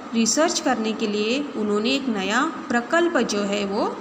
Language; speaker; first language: Hindi; non-native, local second language; Marathi